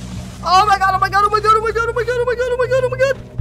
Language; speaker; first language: English; native; English